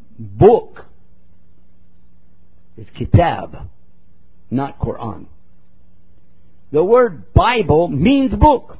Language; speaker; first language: English; native; English